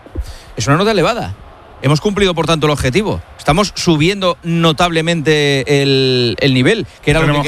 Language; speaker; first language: Spanish; native; Spanish